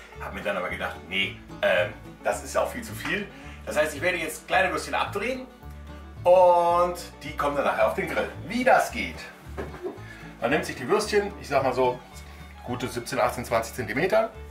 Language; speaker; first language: German; native; German